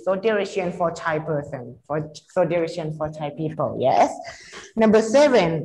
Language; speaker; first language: English; non-native, learner; Thai